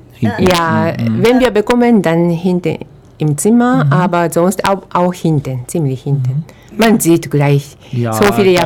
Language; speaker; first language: German; non-native, fluent; Japanese